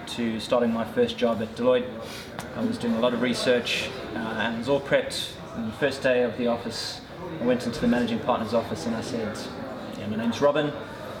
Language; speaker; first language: English; native; English